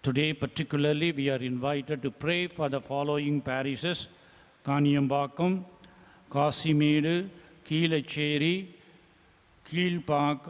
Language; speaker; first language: English; non-native, local second language; Tamil